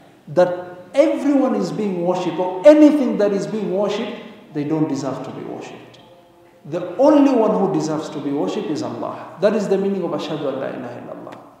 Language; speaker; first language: English; non-native, local second language; Swahili